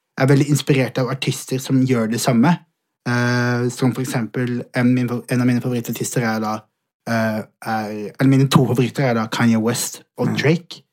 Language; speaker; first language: Norwegian; early bilingual, other home language; Somali